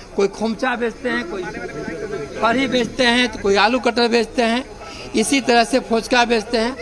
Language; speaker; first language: Hindi; native; Hindi